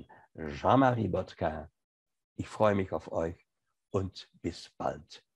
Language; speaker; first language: German; non-native, fluent; French